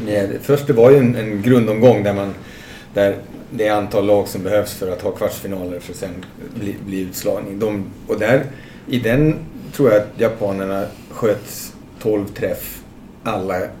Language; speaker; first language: Swedish; native; Swedish